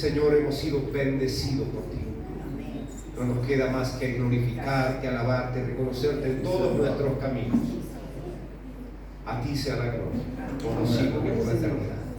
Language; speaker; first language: Spanish; native; Spanish